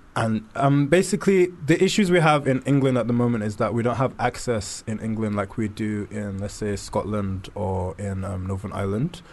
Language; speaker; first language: English; native; English